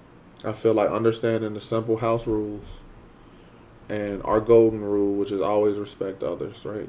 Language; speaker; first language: English; native; English